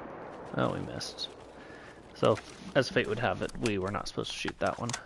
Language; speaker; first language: English; native; English